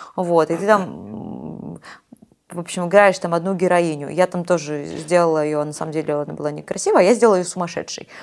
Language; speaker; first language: Russian; native; Russian